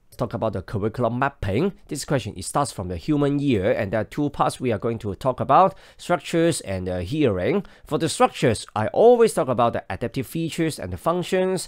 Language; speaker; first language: English; non-native, local second language; Cantonese